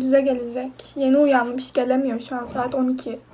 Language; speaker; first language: Turkish; native; Turkish